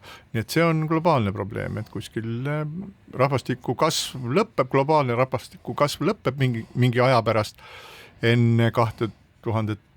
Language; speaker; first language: Estonian; native; Estonian